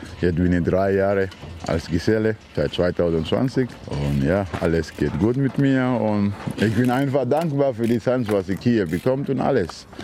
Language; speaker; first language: German; non-native, learner; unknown